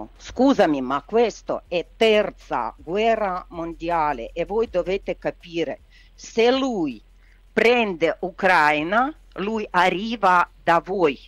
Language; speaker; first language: Italian; non-native, learner; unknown